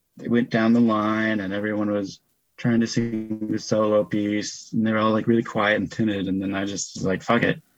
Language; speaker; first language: English; native; English